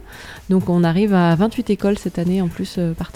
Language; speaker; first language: French; native; French